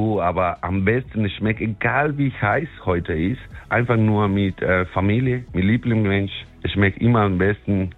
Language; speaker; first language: German; non-native, fluent; Spanish